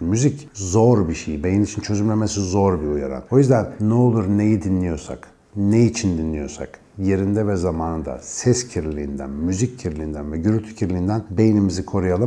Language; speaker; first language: Turkish; native; Turkish